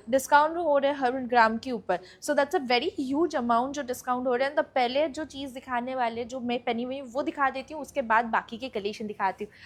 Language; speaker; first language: Hindi; non-native, local second language; Bangla